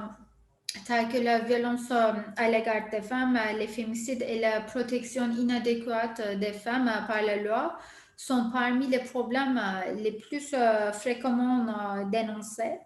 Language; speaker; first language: French; non-native, fluent; Turkish